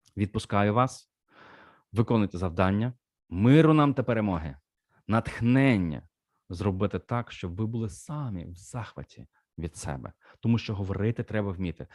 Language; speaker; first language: Ukrainian; non-native, local second language; Russian